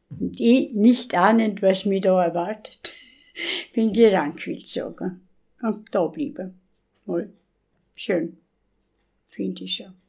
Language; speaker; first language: German; native; German